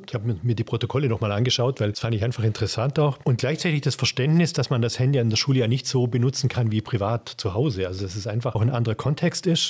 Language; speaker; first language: German; native; German